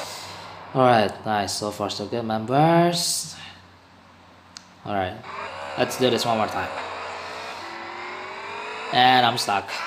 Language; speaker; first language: English; non-native, learner; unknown